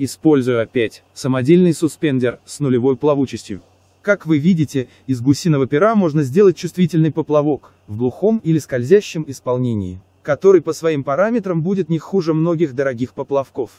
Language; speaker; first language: Russian; native; Russian